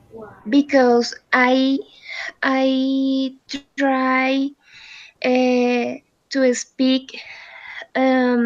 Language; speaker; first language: English; non-native, learner; Spanish